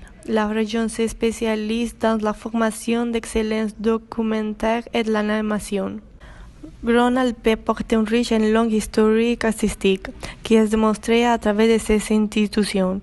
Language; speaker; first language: French; non-native, fluent; Spanish